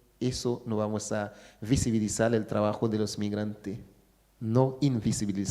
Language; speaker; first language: Spanish; non-native, fluent; Haitian Creole